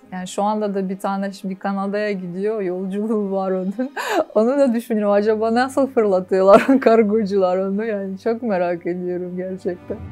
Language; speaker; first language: Turkish; non-native, fluent; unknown